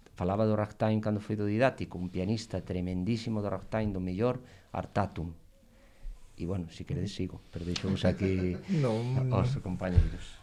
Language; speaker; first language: Galician; non-native, local second language; Spanish